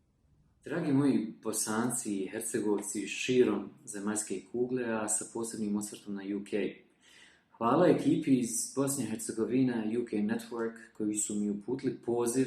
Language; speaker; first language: Bosnian; native; Bosnian